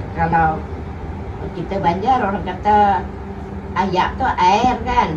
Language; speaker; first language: Malay; non-native, local second language; Banjar